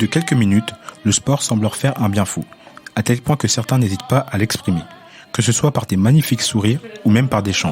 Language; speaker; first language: French; native; French